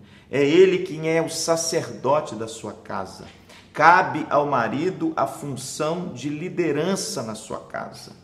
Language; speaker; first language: Portuguese; native; Portuguese